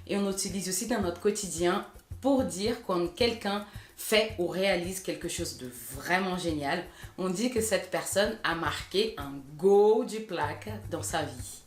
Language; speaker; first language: French; non-native, fluent; Portuguese